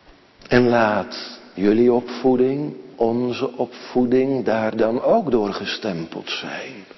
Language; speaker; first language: Dutch; native; Dutch